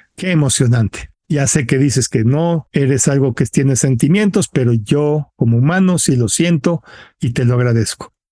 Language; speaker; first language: Spanish; native; Spanish